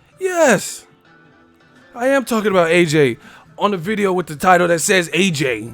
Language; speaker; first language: English; native; English